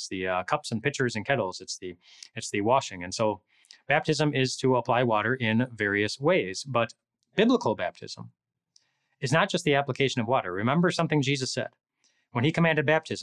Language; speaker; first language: English; native; English